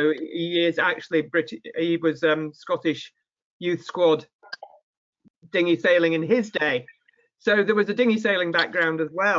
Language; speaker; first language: English; native; English